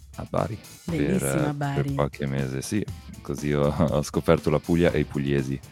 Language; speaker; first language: Italian; early bilingual, heritage; Italian